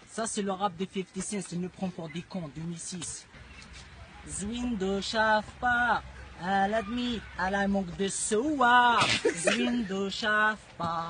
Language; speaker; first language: French; non-native, local second language; Arabic